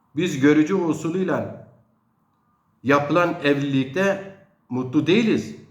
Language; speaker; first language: Turkish; non-native, local second language; Zaza